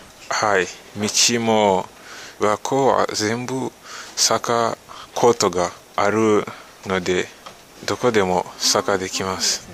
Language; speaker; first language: Japanese; non-native, fluent; Kinyarwanda